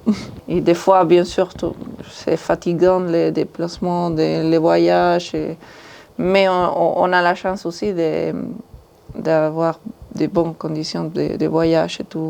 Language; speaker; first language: French; non-native, fluent; Spanish